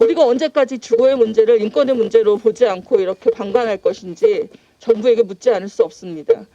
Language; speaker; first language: Korean; native; Korean